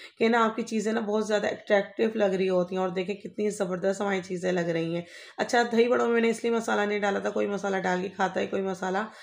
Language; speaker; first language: Urdu; native; Urdu